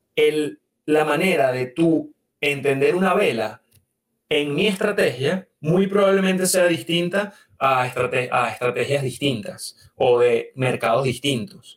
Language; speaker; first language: Spanish; native; Spanish